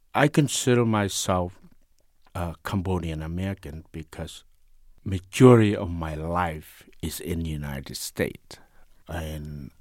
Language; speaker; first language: English; non-native, learner; Khmer